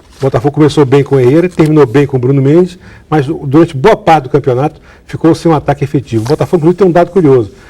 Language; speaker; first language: Portuguese; native; Portuguese